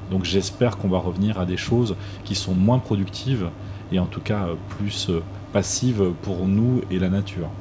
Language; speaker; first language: French; native; French